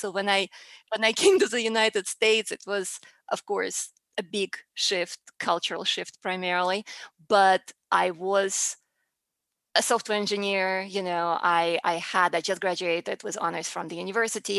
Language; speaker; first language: English; non-native, fluent; Russian